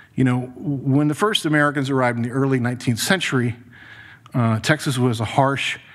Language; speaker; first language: English; native; English